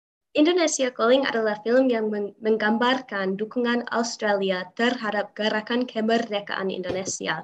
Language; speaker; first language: Indonesian; non-native, fluent; English